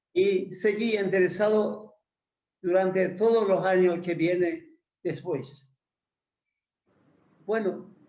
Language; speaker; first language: Spanish; non-native, learner; Persian